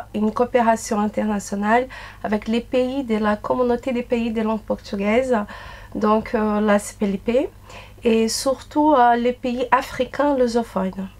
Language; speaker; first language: French; non-native, fluent; Portuguese